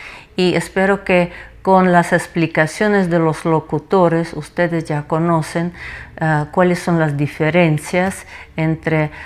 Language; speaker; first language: Spanish; non-native, fluent; Russian